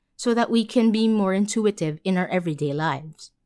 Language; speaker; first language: English; non-native, local second language; Filipino